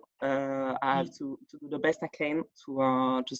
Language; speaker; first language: English; non-native, fluent; French